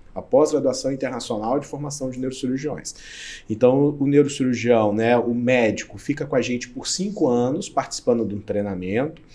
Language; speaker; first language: Portuguese; native; Portuguese